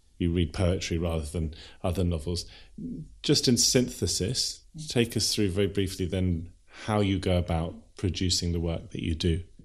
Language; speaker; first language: English; native; English